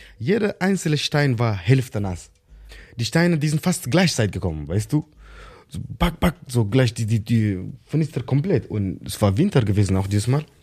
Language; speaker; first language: German; non-native, learner; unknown